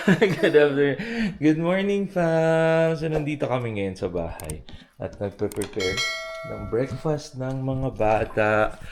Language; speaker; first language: Filipino; non-native, local second language; Cebuano